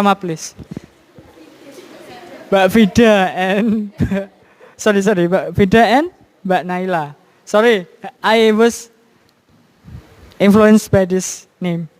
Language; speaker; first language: English; non-native, fluent; Indonesian